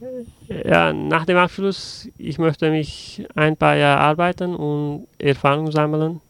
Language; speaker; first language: German; non-native, learner; Uzbek